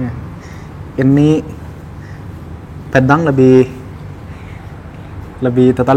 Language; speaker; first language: Indonesian; non-native, learner; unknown